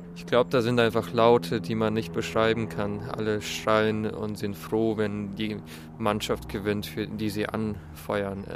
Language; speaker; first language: German; early bilingual, other home language; Russian